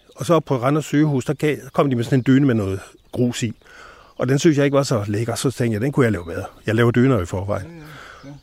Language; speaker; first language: Danish; native; Danish